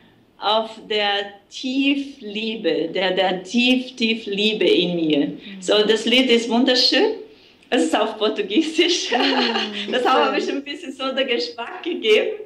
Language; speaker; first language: German; non-native, fluent; Portuguese